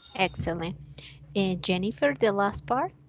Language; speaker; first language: English; non-native, learner; Spanish